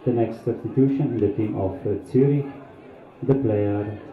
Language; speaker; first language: English; non-native, fluent; Slovenian